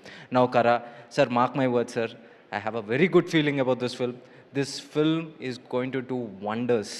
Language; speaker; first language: Telugu; native; Telugu